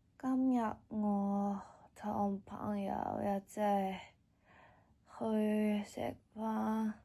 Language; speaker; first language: Cantonese; non-native, learner; Japanese